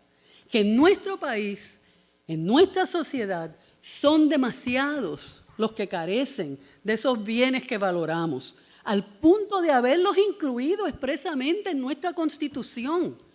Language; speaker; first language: Spanish; native; Spanish